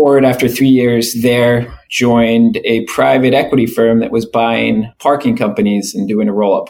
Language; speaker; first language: English; native; English